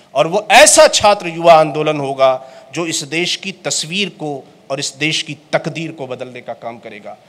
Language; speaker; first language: Hindi; native; Hindi